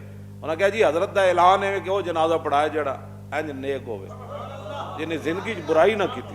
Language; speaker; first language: Urdu; non-native, local second language; Punjabi